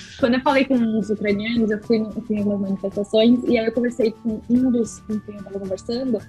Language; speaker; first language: Portuguese; native; Portuguese